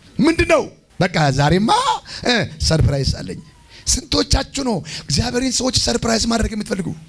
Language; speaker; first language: Amharic; non-native, local second language; Oromo